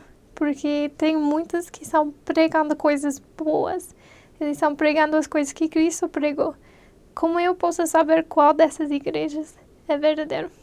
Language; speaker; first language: Portuguese; non-native, fluent; English